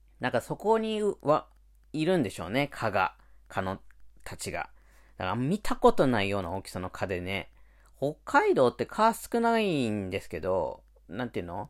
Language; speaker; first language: Japanese; native; Japanese